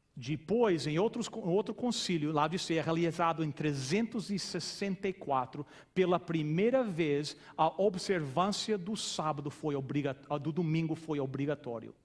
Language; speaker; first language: Portuguese; non-native, fluent; English